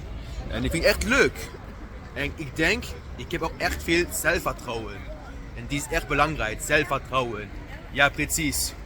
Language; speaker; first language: Dutch; non-native, learner; Luxembourgish